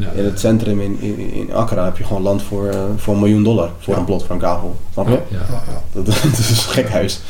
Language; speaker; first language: Dutch; native; Dutch